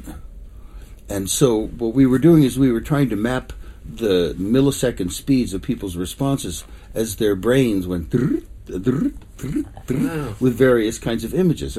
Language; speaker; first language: English; native; English